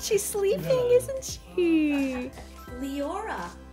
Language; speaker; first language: English; native; English